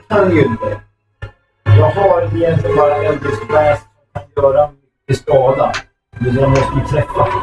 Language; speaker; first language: Swedish; native; Swedish